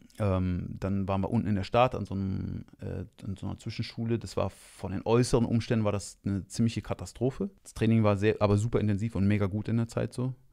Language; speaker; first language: German; native; German